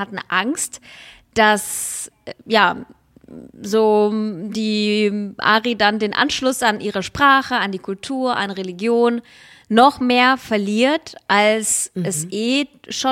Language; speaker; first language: German; early bilingual, other home language; Russian